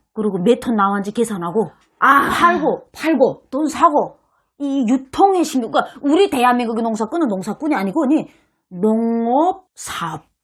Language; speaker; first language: Korean; native; Korean